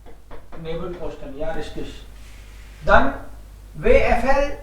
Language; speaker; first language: German; non-native, fluent; Hindi